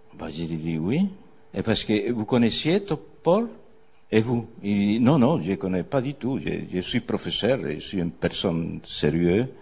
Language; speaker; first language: French; non-native, fluent; Spanish